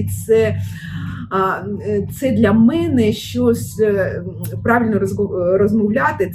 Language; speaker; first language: Ukrainian; non-native, local second language; Russian